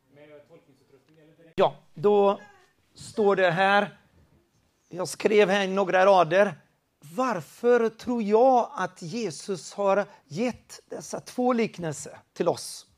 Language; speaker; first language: Swedish; non-native, fluent; Spanish